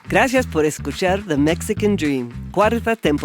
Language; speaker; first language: Spanish; non-native, fluent; English